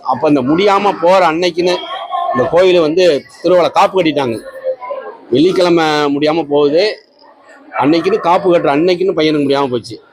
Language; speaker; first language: Tamil; native; Tamil